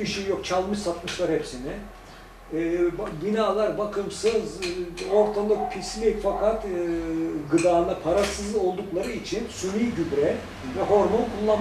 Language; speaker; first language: Turkish; native; Turkish